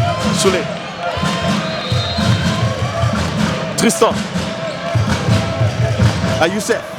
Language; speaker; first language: French; native; French